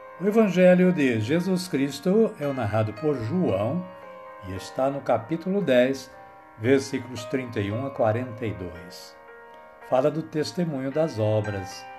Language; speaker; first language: Portuguese; native; Portuguese